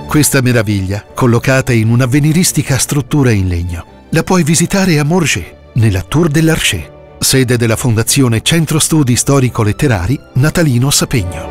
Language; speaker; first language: Italian; native; Italian